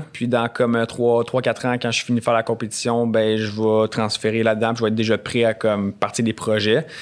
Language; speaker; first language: French; native; French